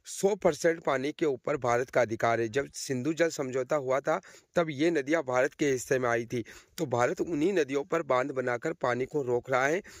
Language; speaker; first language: Hindi; native; Hindi